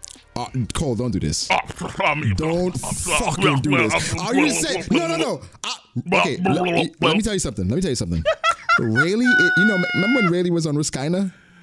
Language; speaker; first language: English; native; English